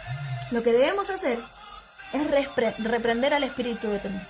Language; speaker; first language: Spanish; native; Spanish